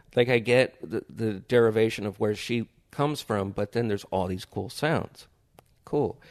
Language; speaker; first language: English; native; English